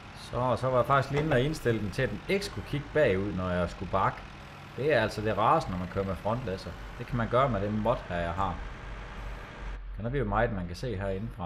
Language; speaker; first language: Danish; native; Danish